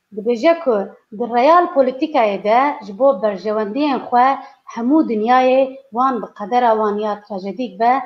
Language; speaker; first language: Kurdish; native; Kurdish